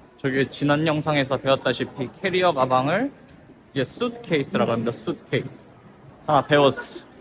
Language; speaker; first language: Korean; native; Korean